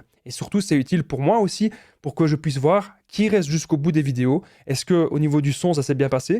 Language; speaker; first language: French; native; French